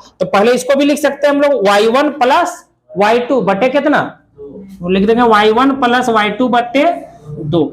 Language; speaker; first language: Hindi; native; Hindi